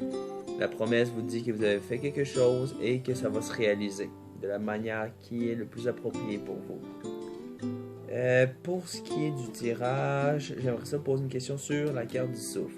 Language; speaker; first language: French; native; French